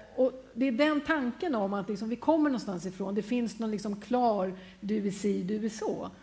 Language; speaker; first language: Swedish; native; Swedish